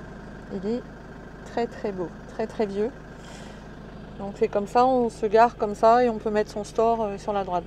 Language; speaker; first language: French; native; French